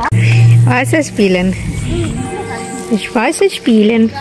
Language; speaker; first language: German; non-native, learner; Indonesian